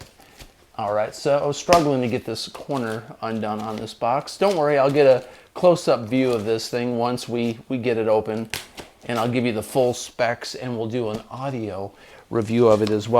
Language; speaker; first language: English; native; English